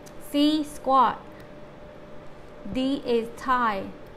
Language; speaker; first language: English; non-native, fluent; Vietnamese